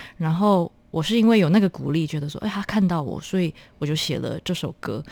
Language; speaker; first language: Chinese; native; Chinese